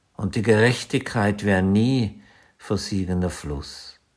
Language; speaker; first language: German; native; German